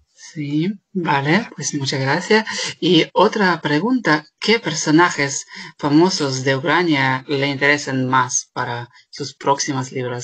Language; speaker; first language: Spanish; non-native, fluent; Ukrainian